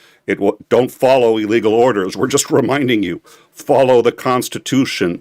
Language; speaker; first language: English; native; English